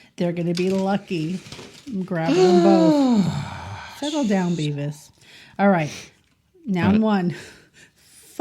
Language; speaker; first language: English; native; English